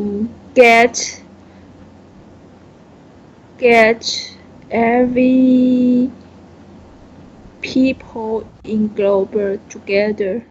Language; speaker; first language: English; non-native, learner; Chinese